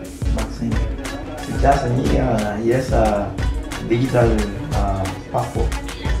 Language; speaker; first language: Russian; non-native, learner; Spanish